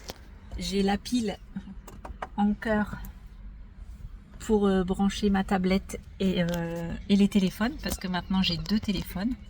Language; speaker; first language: French; native; French